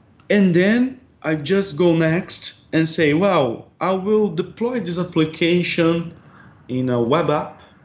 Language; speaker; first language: English; non-native, fluent; Portuguese